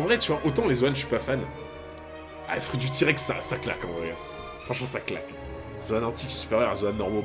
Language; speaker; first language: French; native; French